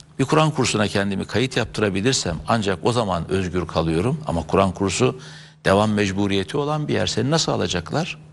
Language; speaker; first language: Turkish; native; Turkish